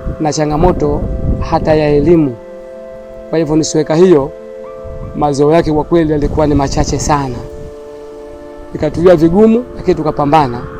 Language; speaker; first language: Swahili; native; Swahili